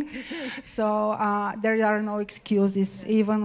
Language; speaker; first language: English; non-native, fluent; Bulgarian